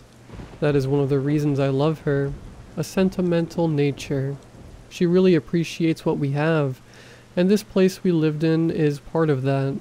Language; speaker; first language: English; native; English